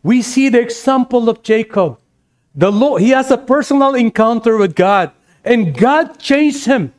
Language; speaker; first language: English; non-native, local second language; Filipino